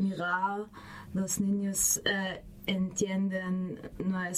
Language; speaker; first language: Spanish; non-native, learner; German